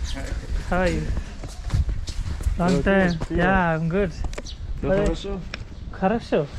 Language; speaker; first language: English; non-native, local second language; Tamil